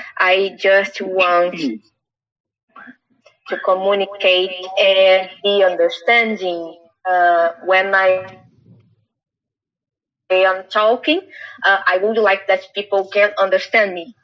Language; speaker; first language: English; non-native, learner; Portuguese